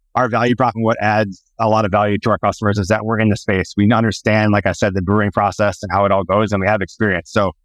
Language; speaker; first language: English; native; English